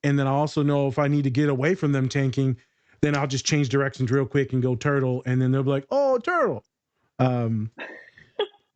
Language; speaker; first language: English; native; English